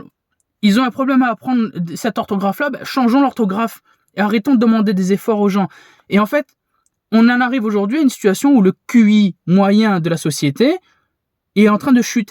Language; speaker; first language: French; native; French